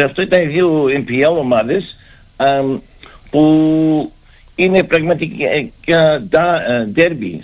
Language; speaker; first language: Greek; early bilingual, heritage; Greek